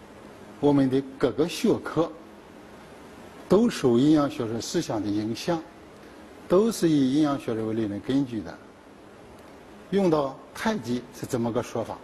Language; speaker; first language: Chinese; native; Chinese